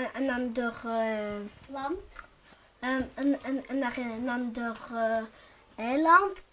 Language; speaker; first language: Dutch; non-native, learner; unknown